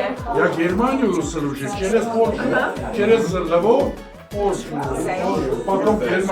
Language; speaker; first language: Russian; non-native, learner; Polish